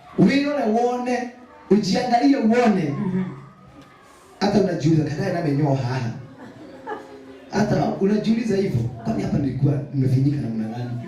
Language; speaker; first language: Swahili; non-native, local second language; Kikuyu